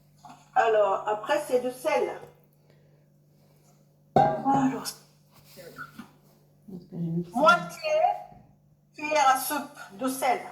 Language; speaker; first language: French; non-native, learner; Japanese